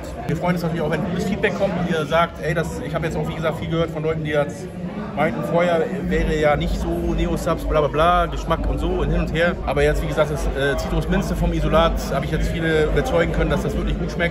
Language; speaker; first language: German; native; German